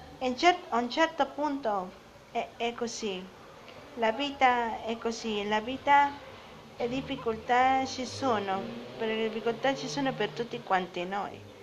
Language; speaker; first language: Italian; non-native, learner; Spanish